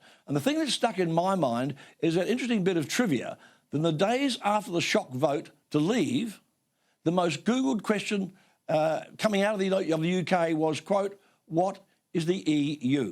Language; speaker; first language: English; native; English